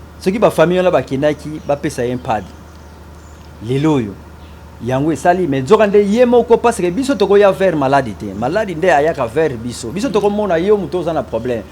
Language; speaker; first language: Lingala; non-native, local second language; Kongo